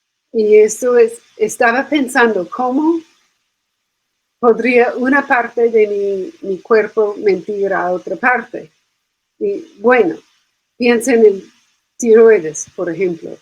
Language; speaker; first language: Spanish; non-native, fluent; English